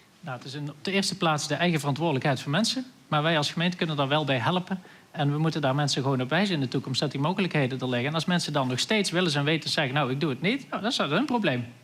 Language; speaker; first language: Dutch; native; Dutch